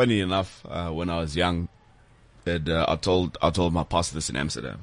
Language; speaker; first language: English; non-native, local second language; Zulu